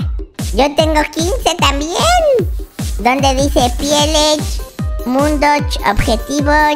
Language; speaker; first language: Spanish; native; Spanish